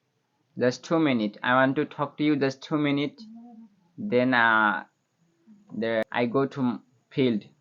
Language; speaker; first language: English; non-native, learner; Bangla